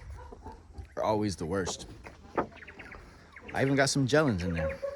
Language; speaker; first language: English; native; English